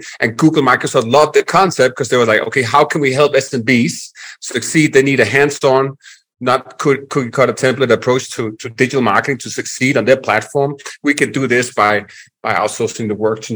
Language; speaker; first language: English; non-native, fluent; Danish